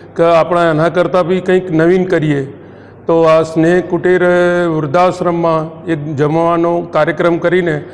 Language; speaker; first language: Gujarati; non-native, local second language; Sindhi